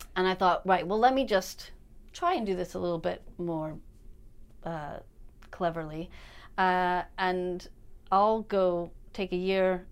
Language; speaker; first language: English; native; English